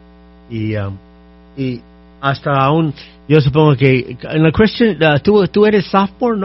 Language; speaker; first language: Spanish; non-native, fluent; English